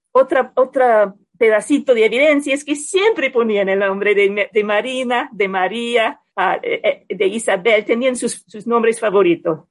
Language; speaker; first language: Spanish; non-native, fluent; English